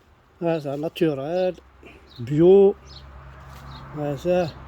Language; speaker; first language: Arabic; native; Arabic